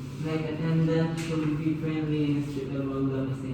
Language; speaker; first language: English; non-native, learner; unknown